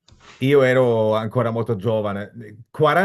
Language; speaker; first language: Italian; non-native, fluent; German